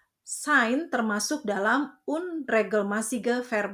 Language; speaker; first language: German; non-native, fluent; Indonesian